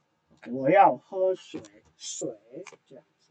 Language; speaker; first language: Chinese; non-native, fluent; Indonesian